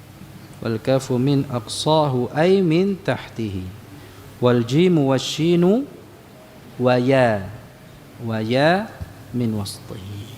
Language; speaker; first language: Arabic; non-native, fluent; Indonesian